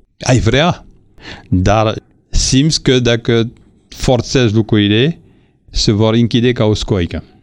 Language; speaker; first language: Romanian; non-native, fluent; French